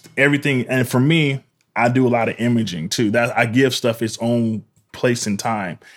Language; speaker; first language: English; native; English